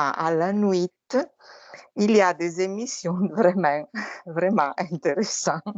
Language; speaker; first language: French; non-native, learner; Italian